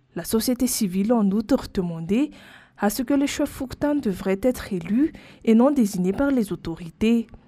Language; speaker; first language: French; non-native, local second language; Malagasy